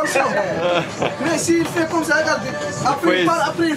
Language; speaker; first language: French; non-native, local second language; Arabic